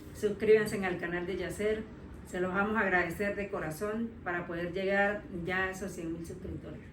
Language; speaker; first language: Spanish; native; Spanish